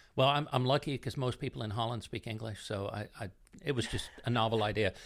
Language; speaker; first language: English; non-native, fluent; Dutch